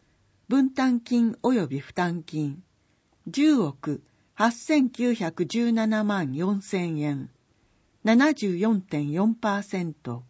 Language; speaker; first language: Japanese; native; Japanese